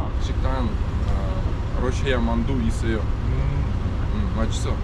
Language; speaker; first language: Korean; non-native, learner; Russian